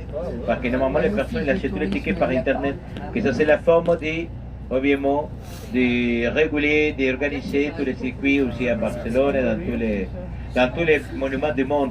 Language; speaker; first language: French; non-native, fluent; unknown